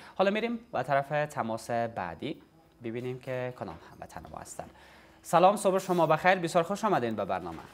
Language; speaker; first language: Persian; native; Persian